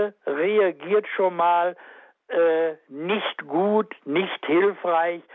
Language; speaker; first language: German; native; German